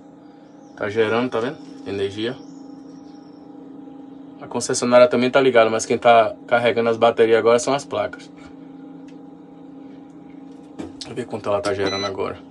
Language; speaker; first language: Portuguese; native; Portuguese